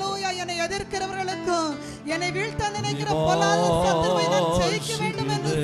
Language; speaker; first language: Tamil; native; Tamil